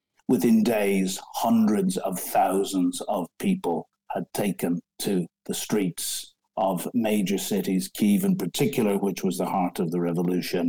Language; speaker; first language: English; native; English